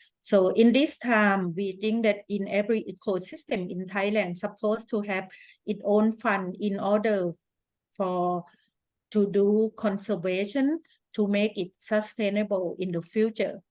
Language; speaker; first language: English; non-native, fluent; Thai